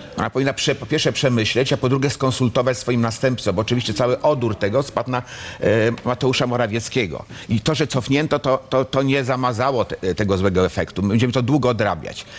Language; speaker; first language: Polish; native; Polish